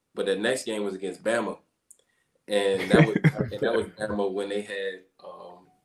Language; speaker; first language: English; native; English